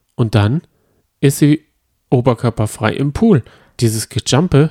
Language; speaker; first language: German; native; German